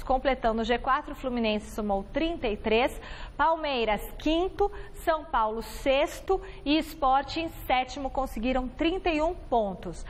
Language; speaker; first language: Portuguese; native; Portuguese